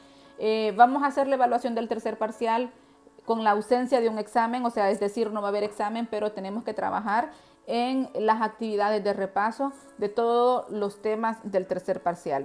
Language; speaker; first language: Spanish; native; Spanish